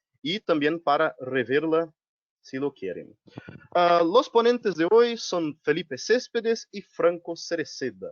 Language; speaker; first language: Spanish; non-native, local second language; Portuguese